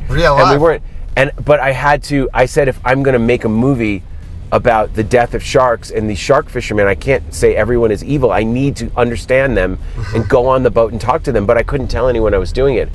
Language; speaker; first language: English; native; English